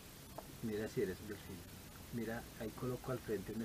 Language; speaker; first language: Spanish; native; Spanish